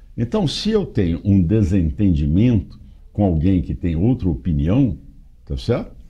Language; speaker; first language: Portuguese; native; Portuguese